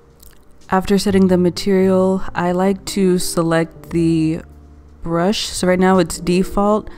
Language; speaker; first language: English; native; English